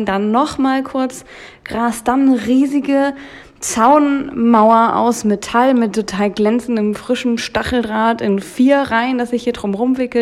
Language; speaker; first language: German; native; German